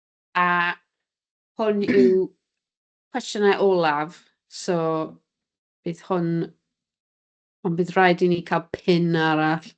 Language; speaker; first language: Welsh; native; Welsh